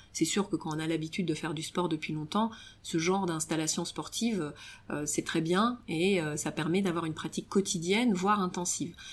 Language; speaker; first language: French; early bilingual, other home language; Romanian